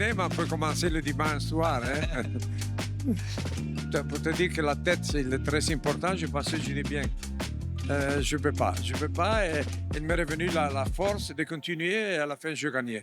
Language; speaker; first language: French; non-native, fluent; Italian